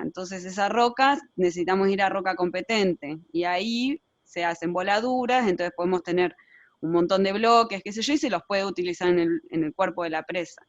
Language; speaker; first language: Spanish; native; Spanish